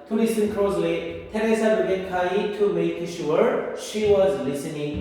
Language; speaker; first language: English; non-native, fluent; Korean